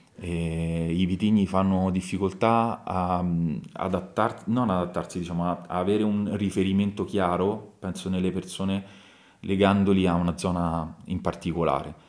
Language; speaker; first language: Italian; native; Italian